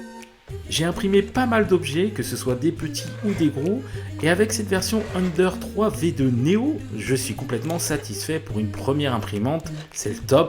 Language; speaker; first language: French; native; French